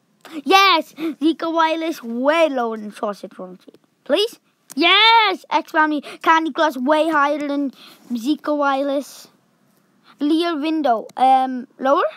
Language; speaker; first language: English; native; English